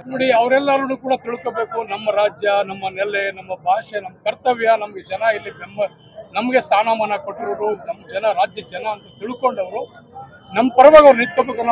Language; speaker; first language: Kannada; native; Kannada